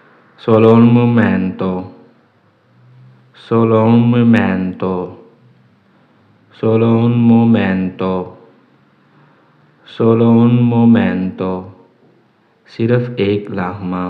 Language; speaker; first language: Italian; non-native, learner; Urdu